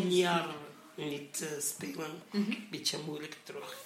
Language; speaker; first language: Dutch; non-native, learner; Arabic